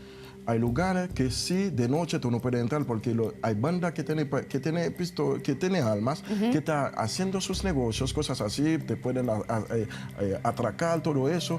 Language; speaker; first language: Spanish; non-native, fluent; Haitian Creole